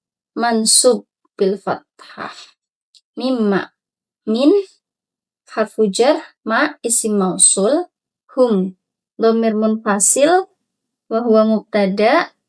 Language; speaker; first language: Arabic; non-native, learner; Indonesian